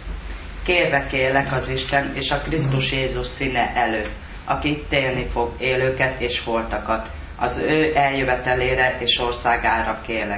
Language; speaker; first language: Hungarian; native; Hungarian